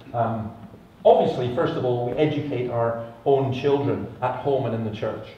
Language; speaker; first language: English; native; English